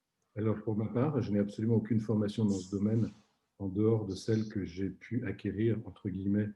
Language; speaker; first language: French; native; French